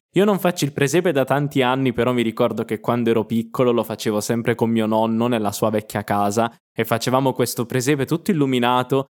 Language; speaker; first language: Italian; native; Italian